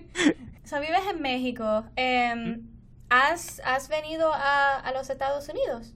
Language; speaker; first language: Spanish; non-native, fluent; English